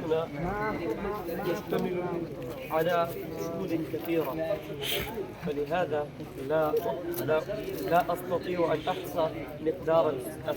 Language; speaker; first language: Arabic; non-native, learner; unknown